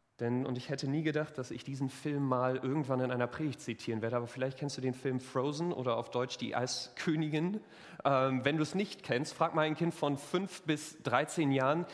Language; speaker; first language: German; native; German